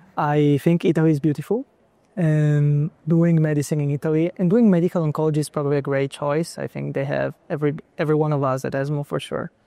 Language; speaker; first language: English; non-native, fluent; Italian